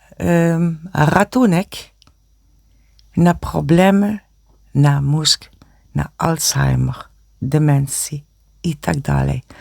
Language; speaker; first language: Polish; non-native, learner; Dutch